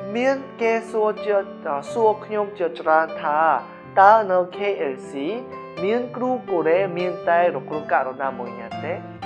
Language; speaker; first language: Khmer; non-native, fluent; Korean